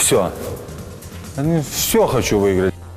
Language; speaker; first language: Russian; non-native, fluent; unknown